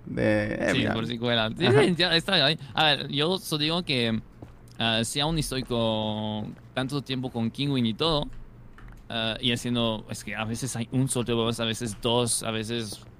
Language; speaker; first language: Spanish; non-native, fluent; French